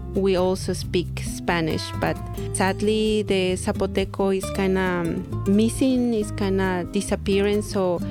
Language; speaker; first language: English; non-native, fluent; Spanish